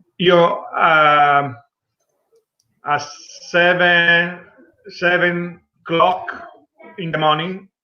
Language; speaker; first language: English; non-native, learner; Italian